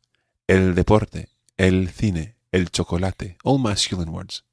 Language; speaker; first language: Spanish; non-native, fluent; English